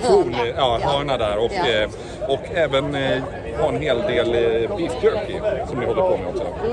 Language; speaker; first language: Swedish; native; Swedish